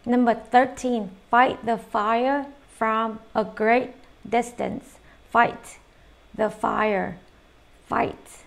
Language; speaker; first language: English; non-native, fluent; Vietnamese